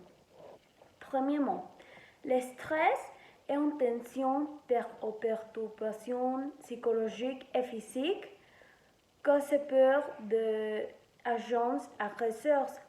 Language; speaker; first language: French; non-native, learner; Spanish